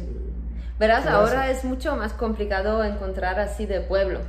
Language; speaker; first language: Spanish; non-native, fluent; Polish